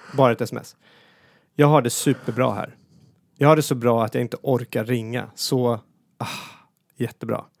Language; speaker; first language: Swedish; native; Swedish